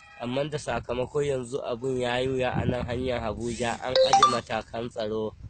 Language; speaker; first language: Hausa; non-native, local second language; Fula